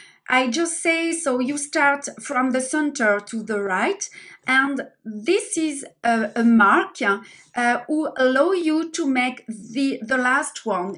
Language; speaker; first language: English; non-native, learner; French